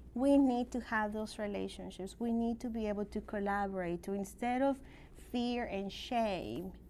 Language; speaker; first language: English; non-native, fluent; Spanish